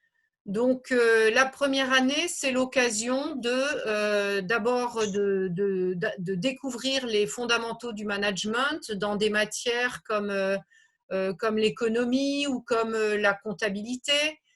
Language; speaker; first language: French; native; French